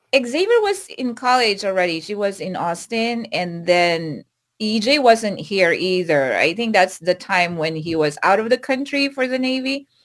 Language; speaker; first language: English; non-native, local second language; Filipino